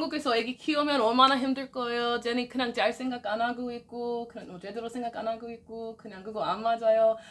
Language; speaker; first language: Korean; non-native, learner; English